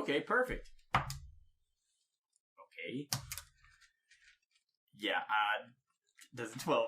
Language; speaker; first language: English; native; English